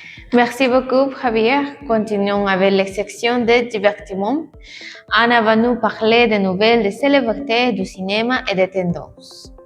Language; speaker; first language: French; non-native, learner; Spanish